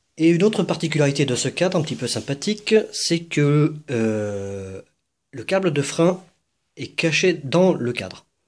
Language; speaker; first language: French; native; French